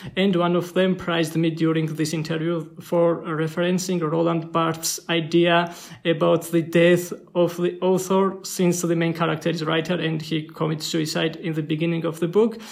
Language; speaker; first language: English; non-native, fluent; Georgian